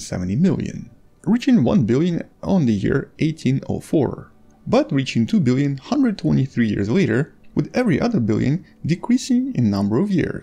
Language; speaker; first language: English; non-native, fluent; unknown